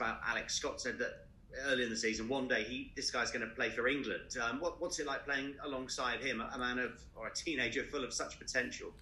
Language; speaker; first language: English; native; English